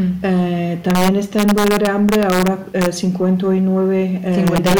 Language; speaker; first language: Spanish; non-native, fluent; German